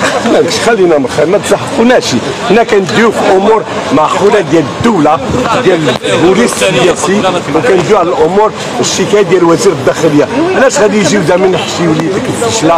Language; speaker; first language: Arabic; native; Arabic